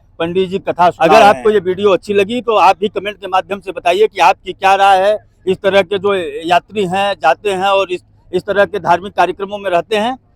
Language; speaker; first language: Hindi; native; Hindi